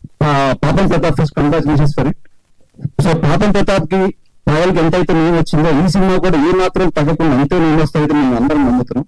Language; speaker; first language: Telugu; native; Telugu